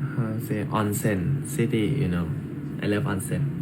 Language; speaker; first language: English; non-native, learner; Thai